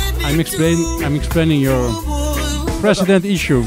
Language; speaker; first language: English; non-native, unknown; Italian